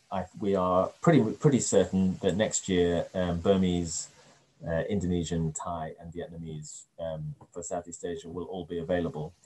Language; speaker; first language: English; native; English